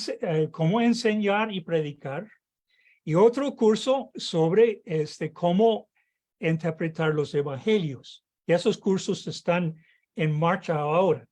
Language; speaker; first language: Spanish; non-native, fluent; English